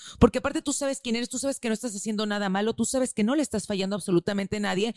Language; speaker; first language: Spanish; native; Spanish